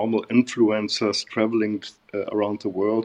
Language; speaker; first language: English; non-native, fluent; German